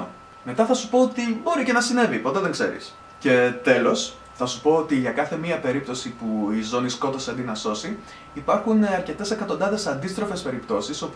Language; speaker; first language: Greek; native; Greek